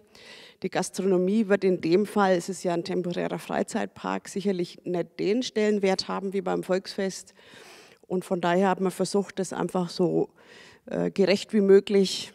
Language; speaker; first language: German; native; German